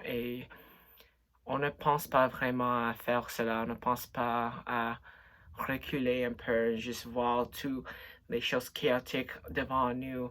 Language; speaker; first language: French; non-native, local second language; English